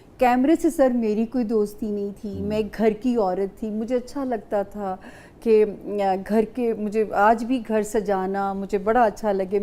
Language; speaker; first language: Urdu; non-native, local second language; Punjabi